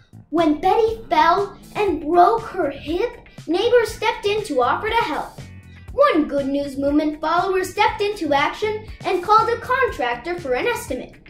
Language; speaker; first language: English; native; English